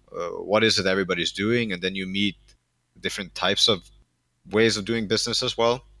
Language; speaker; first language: English; non-native, fluent; Danish